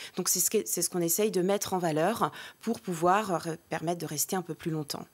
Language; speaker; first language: French; native; French